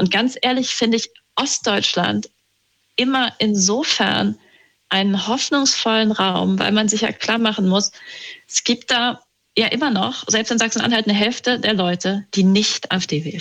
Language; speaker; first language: German; native; German